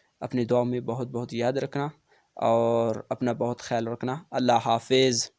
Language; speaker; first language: Urdu; non-native, local second language; Brahui